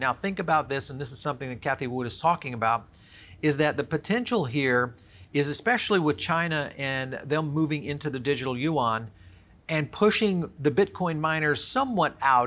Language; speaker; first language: English; native; English